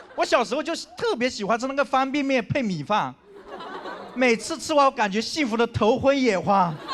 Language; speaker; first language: Chinese; non-native, local second language; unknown